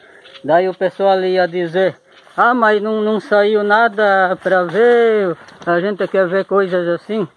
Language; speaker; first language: Portuguese; native; Portuguese